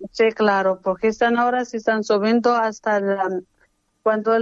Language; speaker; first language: Spanish; non-native, fluent; Arabic